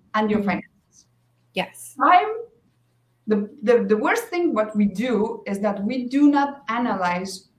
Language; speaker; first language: English; non-native, fluent; Estonian